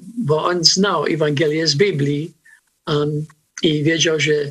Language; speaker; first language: Polish; early bilingual, heritage; Polish